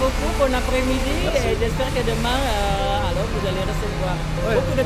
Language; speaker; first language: French; non-native, fluent; Indonesian